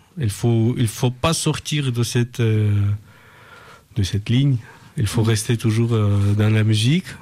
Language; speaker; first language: French; non-native, learner; Russian